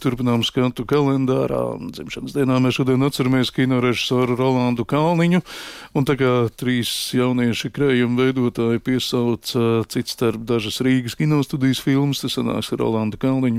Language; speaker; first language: Latvian; native; Latvian